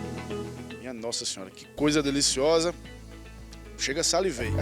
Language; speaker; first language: Portuguese; native; Portuguese